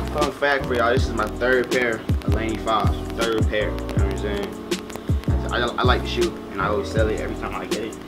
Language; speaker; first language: English; native; English